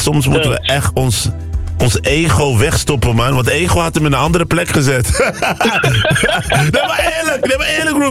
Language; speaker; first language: Dutch; native; Dutch